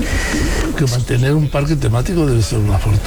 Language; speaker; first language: Spanish; native; Spanish